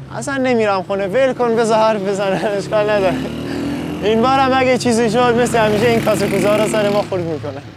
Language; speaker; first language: Persian; non-native, local second language; Kurdish